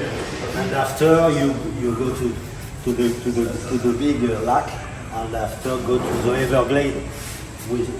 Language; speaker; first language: English; non-native, learner; French